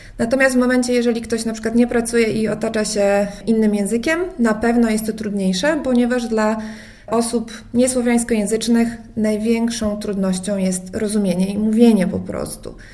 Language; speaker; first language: Polish; native; Polish